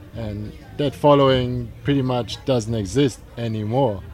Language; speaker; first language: English; non-native, fluent; German